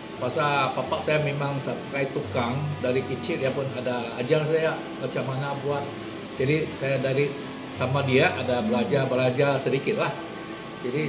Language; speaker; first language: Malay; non-native, local second language; Hakka Chinese